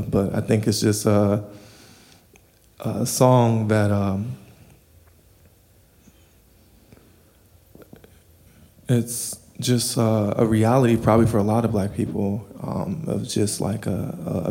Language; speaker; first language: English; native; English